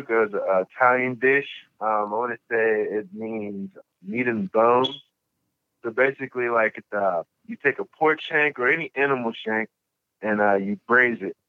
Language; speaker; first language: English; native; English